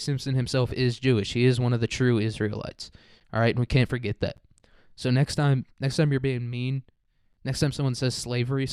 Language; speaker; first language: English; native; English